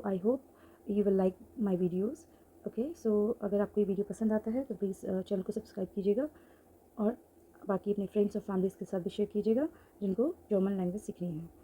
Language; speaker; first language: Hindi; native; Hindi